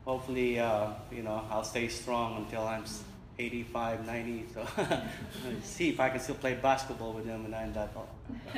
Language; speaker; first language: English; non-native, local second language; Filipino